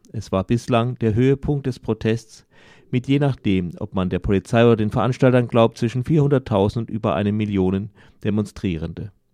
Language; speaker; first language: German; native; German